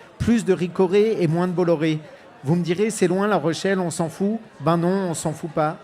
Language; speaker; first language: French; native; French